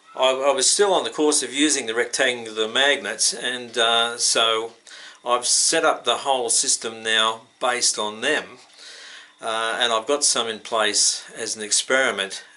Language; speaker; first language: English; native; English